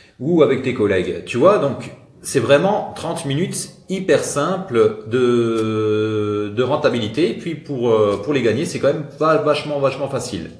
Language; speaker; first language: French; native; French